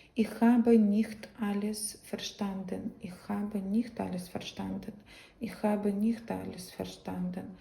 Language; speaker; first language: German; non-native, learner; Ukrainian